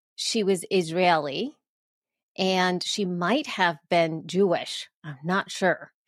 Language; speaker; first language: English; early bilingual, other home language; Spanish